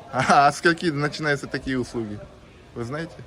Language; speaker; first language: Russian; non-native, local second language; Kazakh